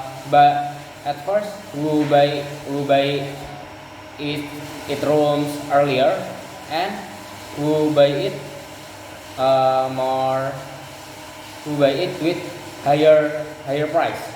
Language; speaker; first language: English; non-native, learner; Indonesian